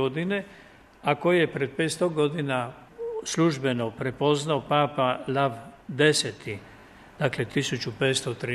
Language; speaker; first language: Croatian; native; Croatian